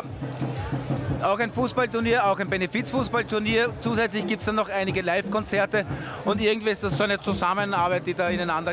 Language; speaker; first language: German; native; German